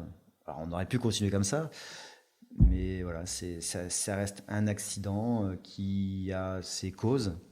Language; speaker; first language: French; native; French